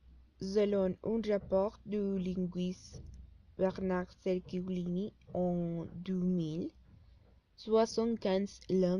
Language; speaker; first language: French; non-native, learner; Spanish